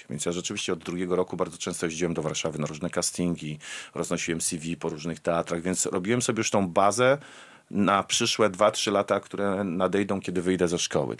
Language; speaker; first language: Polish; native; Polish